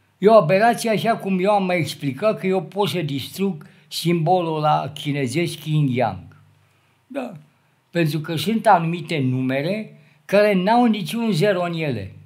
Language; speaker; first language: Romanian; native; Romanian